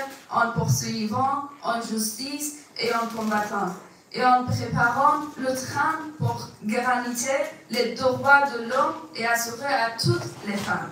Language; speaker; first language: French; non-native, fluent; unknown